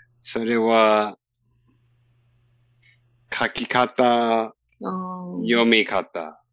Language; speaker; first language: Japanese; non-native, learner; English